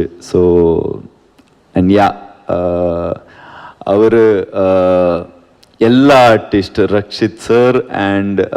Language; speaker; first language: Tamil; non-native, learner; Kannada